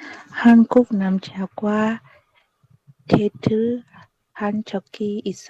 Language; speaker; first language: Korean; non-native, learner; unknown